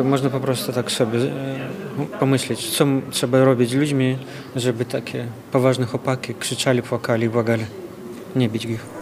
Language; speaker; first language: Polish; non-native, fluent; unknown